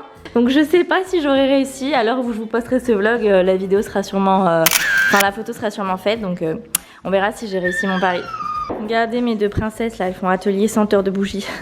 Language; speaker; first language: French; native; French